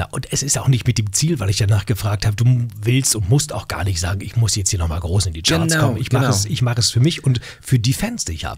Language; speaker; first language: German; native; German